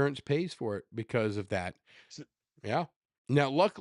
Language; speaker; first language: English; native; English